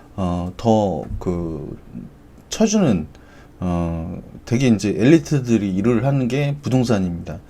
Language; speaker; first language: Korean; native; Korean